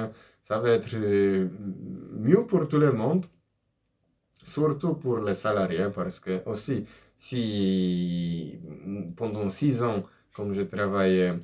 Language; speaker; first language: French; non-native, fluent; Polish